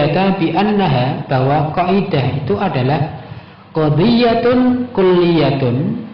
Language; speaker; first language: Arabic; non-native, fluent; Indonesian